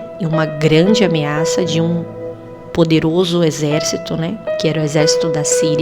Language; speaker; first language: Portuguese; native; Portuguese